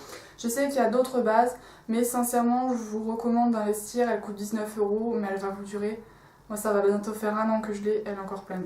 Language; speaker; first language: French; native; French